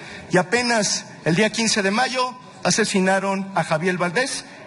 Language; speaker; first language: Spanish; native; Spanish